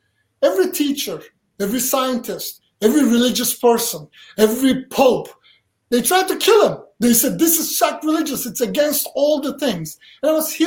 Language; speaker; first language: English; non-native, fluent; Turkish